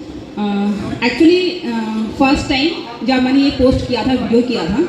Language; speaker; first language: Hindi; non-native, local second language; Bangla